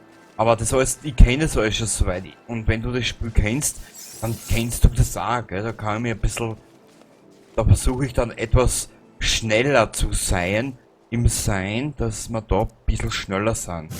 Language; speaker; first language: German; native; German